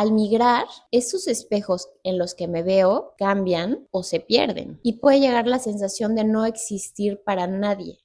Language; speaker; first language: Spanish; native; Spanish